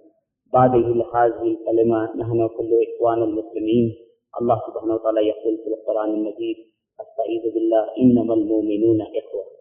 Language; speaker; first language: Arabic; non-native, learner; Urdu